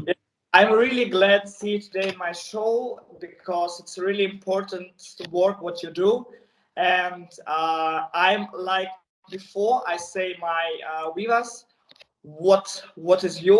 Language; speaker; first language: English; non-native, learner; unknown